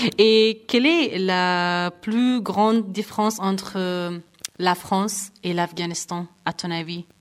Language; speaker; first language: French; non-native, fluent; Persian